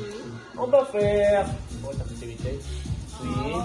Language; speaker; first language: French; non-native, learner; Spanish